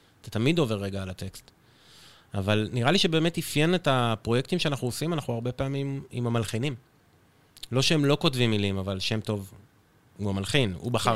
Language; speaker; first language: Hebrew; native; Hebrew